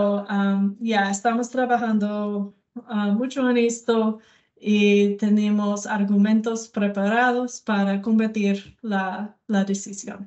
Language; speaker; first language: Spanish; non-native, fluent; English